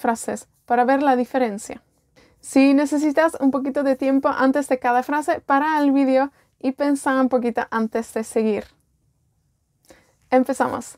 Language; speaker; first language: Spanish; non-native, fluent; Welsh